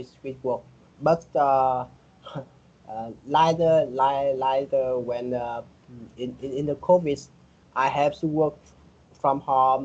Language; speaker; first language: English; non-native, learner; Vietnamese